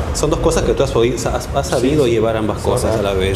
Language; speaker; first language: Spanish; native; Spanish